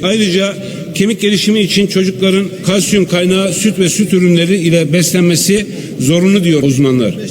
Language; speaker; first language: Turkish; native; Turkish